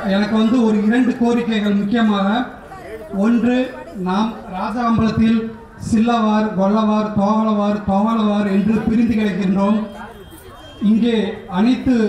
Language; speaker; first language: Tamil; non-native, local second language; Telugu